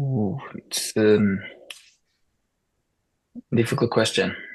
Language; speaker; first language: English; non-native, fluent; Norwegian